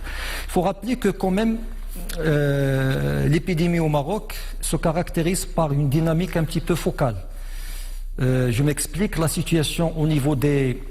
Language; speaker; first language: French; non-native, local second language; Arabic